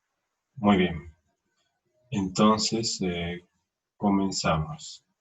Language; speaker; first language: Spanish; native; Spanish